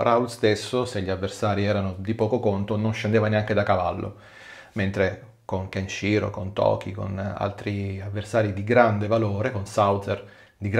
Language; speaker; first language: Italian; native; Italian